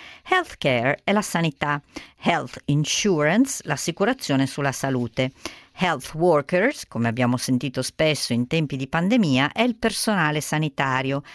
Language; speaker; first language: Italian; native; Italian